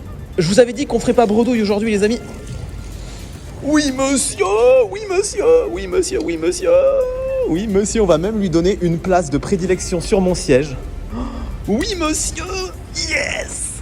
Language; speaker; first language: French; native; French